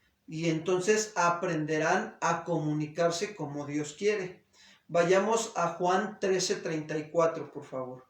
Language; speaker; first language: Spanish; native; Spanish